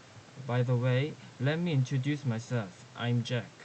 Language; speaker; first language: English; non-native, learner; Korean